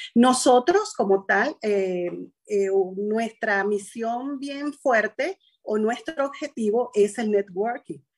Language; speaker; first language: Spanish; native; Spanish